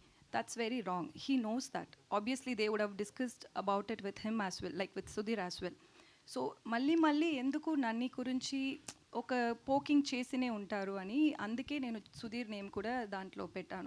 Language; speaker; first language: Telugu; non-native, learner; Tamil